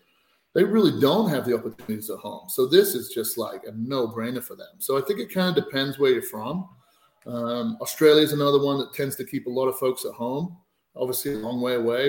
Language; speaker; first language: English; native; English